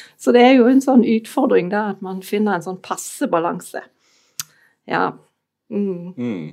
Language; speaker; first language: Norwegian; non-native, fluent; German